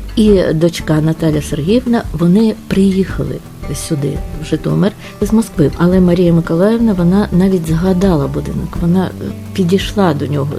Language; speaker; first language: Ukrainian; native; Ukrainian